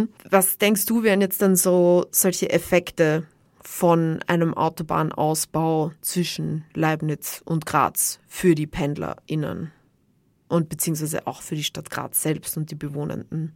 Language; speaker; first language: German; native; German